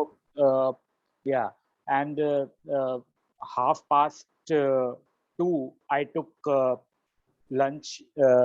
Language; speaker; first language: English; non-native, learner; Hindi